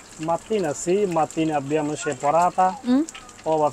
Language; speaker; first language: Italian; non-native, learner; Bangla